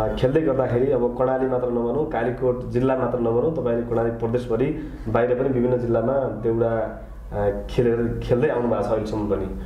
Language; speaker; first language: Nepali; native; Nepali